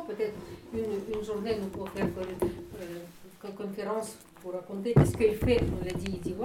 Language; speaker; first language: French; non-native, fluent; Russian